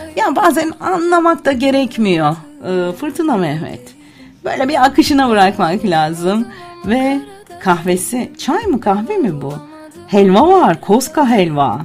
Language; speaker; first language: Turkish; native; Turkish